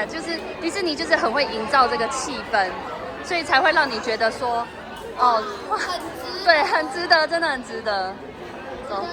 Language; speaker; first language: Chinese; native; Chinese